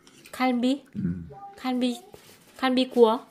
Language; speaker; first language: Korean; non-native, learner; Vietnamese